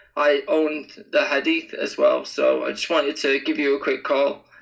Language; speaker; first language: English; native; English